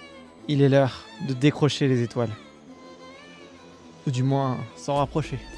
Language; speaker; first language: French; native; French